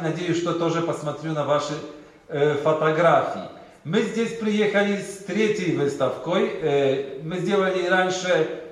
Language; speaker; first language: Russian; non-native, learner; Polish